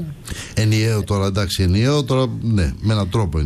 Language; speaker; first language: Greek; native; Greek